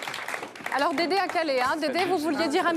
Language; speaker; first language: French; native; French